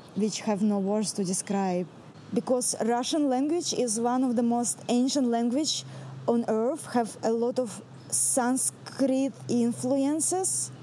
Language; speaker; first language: English; non-native, fluent; Russian